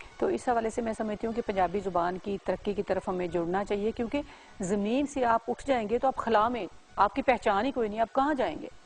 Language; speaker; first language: Urdu; non-native, local second language; Punjabi